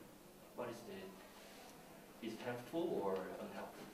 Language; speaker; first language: English; non-native, learner; Korean